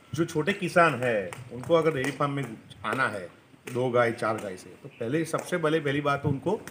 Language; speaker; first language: Hindi; non-native, local second language; Gujarati